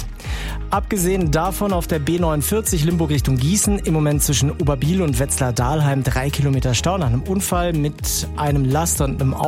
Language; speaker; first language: German; native; German